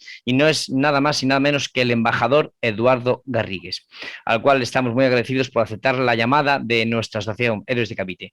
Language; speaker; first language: Spanish; native; Spanish